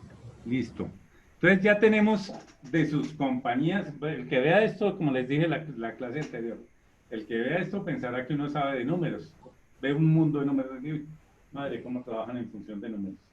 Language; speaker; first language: Spanish; native; Spanish